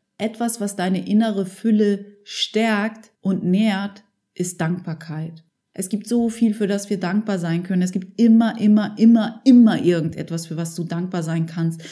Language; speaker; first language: German; early bilingual, other home language; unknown